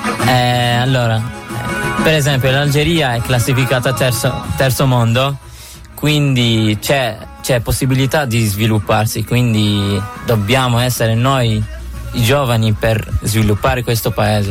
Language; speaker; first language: Italian; non-native, fluent; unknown